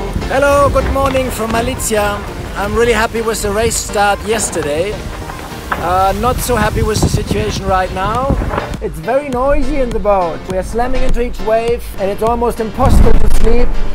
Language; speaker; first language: English; non-native, fluent; German